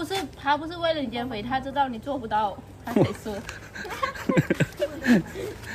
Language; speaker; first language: Chinese; non-native, fluent; Lao